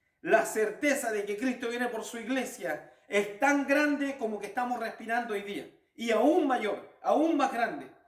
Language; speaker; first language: Spanish; native; Spanish